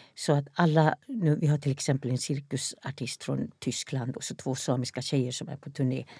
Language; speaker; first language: Swedish; non-native, local second language; Northern Sami